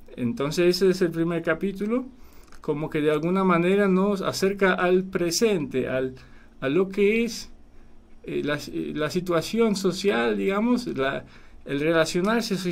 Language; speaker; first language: Spanish; non-native, fluent; Polish